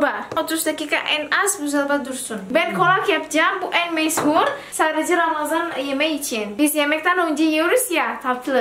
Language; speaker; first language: Turkish; non-native, learner; Indonesian